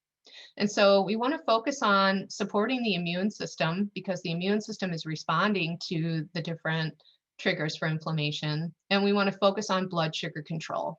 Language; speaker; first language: English; native; English